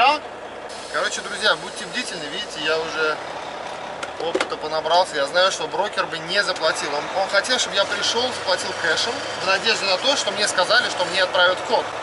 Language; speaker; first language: Russian; native; Russian